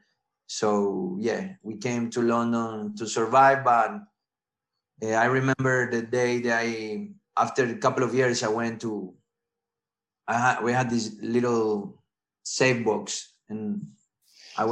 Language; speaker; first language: English; non-native, fluent; Spanish